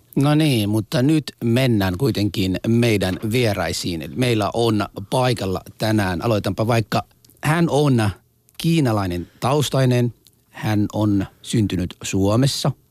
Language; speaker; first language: Finnish; non-native, fluent; Somali